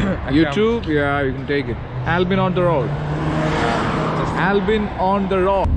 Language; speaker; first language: English; non-native, local second language; Malayalam